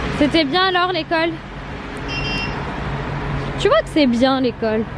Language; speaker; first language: French; native; French